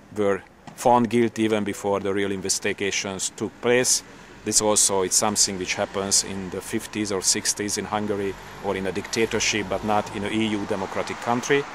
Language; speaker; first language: English; non-native, fluent; Hungarian